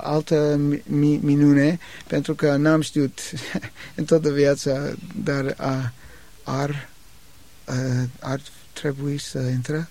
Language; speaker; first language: Romanian; non-native, learner; English